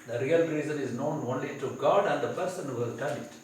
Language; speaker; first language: English; non-native, local second language; Tamil